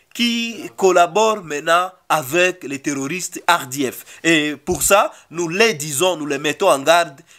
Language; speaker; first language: French; non-native, local second language; Swahili